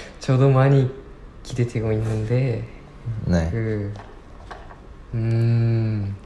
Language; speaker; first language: Korean; non-native, fluent; Japanese